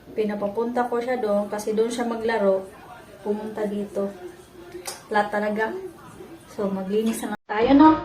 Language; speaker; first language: Filipino; non-native, local second language; Cebuano